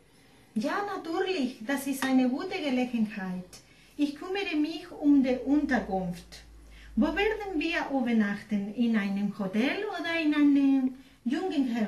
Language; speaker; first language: German; non-native, learner; Spanish